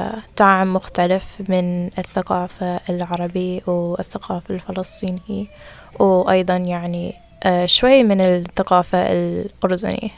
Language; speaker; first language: Arabic; non-native, learner; English